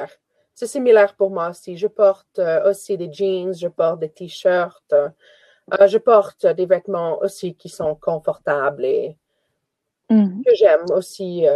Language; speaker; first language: French; native; French